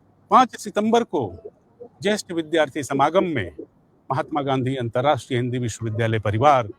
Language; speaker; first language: Hindi; native; Hindi